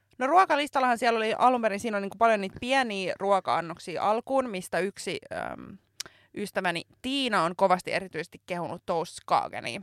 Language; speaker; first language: Finnish; native; Finnish